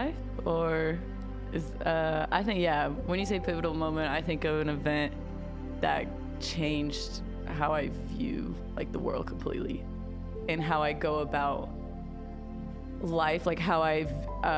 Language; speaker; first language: English; native; English